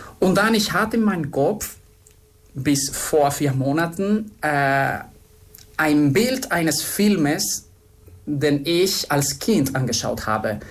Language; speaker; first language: German; non-native, fluent; Spanish